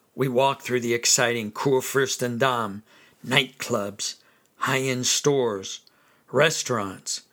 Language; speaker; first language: English; native; English